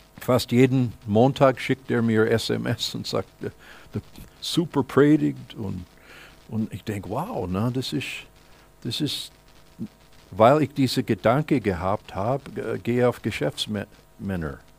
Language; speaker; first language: German; non-native, fluent; English